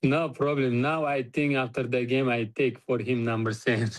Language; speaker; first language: English; non-native, learner; Uzbek